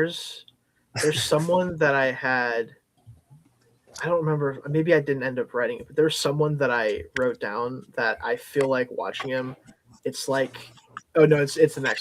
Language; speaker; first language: English; native; English